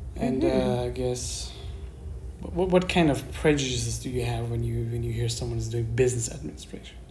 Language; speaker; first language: English; non-native, fluent; Persian